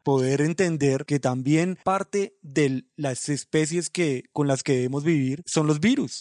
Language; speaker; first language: Spanish; native; Spanish